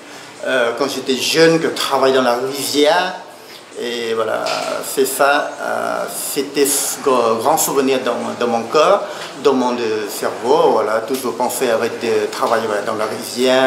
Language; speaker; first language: French; non-native, learner; Khmer